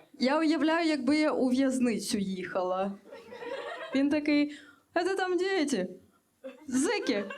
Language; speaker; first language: Ukrainian; native; Ukrainian